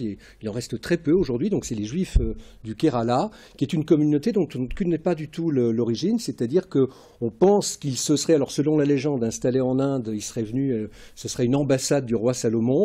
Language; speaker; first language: French; native; French